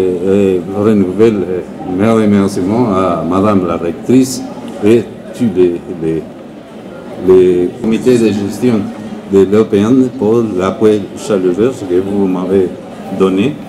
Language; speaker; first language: French; non-native, learner; Spanish